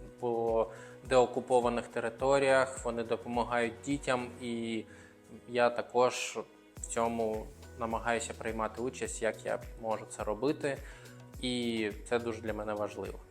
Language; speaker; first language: Ukrainian; non-native, local second language; Russian